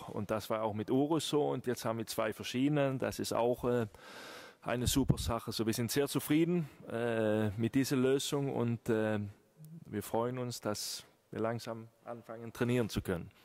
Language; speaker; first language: German; non-native, fluent; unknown